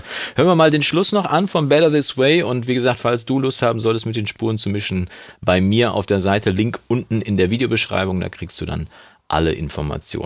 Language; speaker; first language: German; native; German